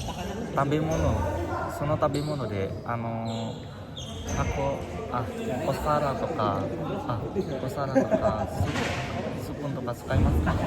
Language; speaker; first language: Japanese; non-native, learner; Indonesian